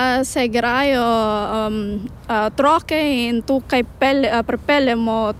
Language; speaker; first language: Slovenian; non-native, learner; Filipino